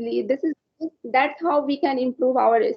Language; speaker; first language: English; non-native, learner; Hindi